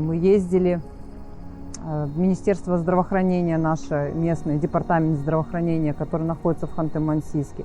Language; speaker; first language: Russian; native; Russian